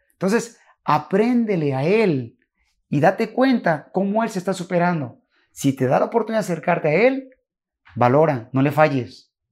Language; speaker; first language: Spanish; native; Spanish